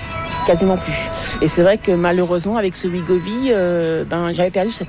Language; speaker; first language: French; native; French